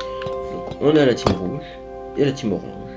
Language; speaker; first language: French; native; French